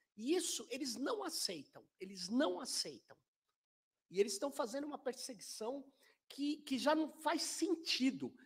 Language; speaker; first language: Portuguese; native; Portuguese